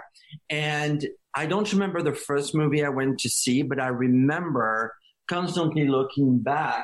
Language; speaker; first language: English; non-native, fluent; French